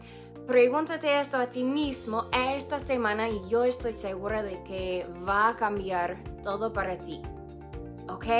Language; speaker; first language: Spanish; non-native, fluent; English